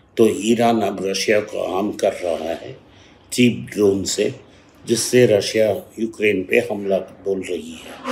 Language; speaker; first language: Hindi; non-native, local second language; Tamil